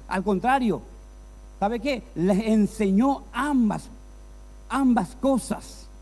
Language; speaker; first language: Spanish; native; Spanish